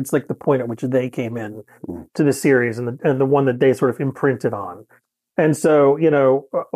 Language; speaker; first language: English; native; English